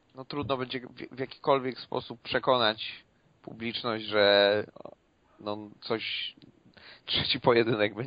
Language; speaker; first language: Polish; native; Polish